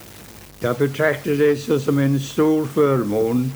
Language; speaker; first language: Swedish; early bilingual, heritage; Swedish